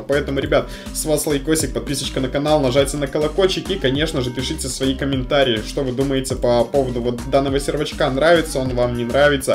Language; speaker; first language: Russian; native; Russian